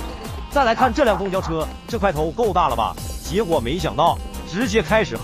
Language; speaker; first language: Chinese; native; Chinese